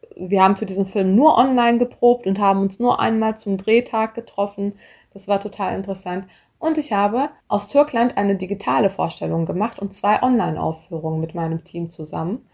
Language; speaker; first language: German; early bilingual, other home language; Turkish